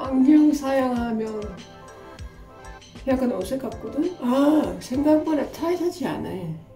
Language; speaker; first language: Korean; non-native, fluent; Dutch